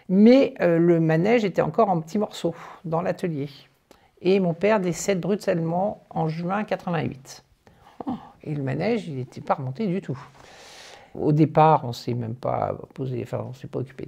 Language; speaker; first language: French; native; French